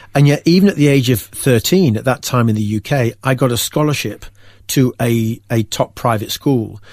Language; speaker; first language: English; native; English